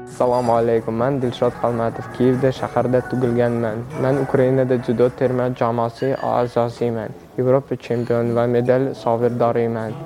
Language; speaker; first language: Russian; native; Russian